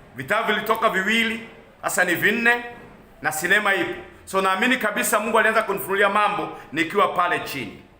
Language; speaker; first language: Swahili; non-native, local second language; Kikuyu